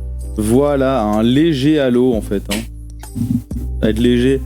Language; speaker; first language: French; native; French